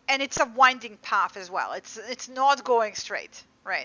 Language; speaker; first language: English; native; English